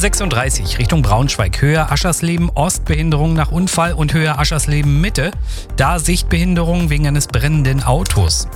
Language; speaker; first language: German; native; German